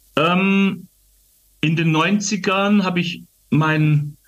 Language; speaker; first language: German; native; German